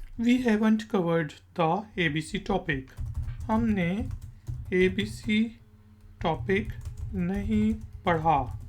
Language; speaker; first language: Urdu; native; Urdu